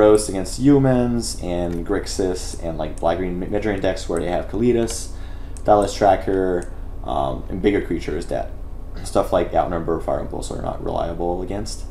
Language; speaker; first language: English; non-native, local second language; French